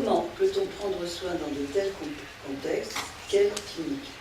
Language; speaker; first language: French; native; French